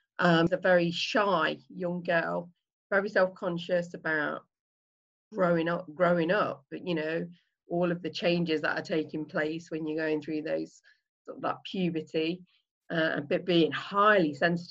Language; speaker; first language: English; native; English